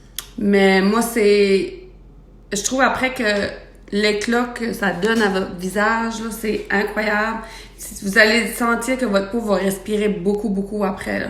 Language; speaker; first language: French; native; French